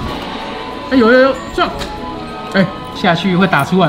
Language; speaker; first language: Chinese; native; Chinese